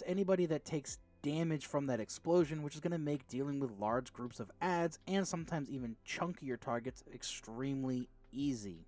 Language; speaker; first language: English; native; English